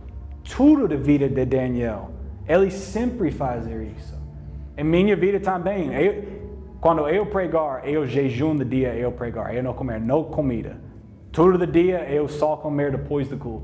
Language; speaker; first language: Portuguese; non-native, learner; English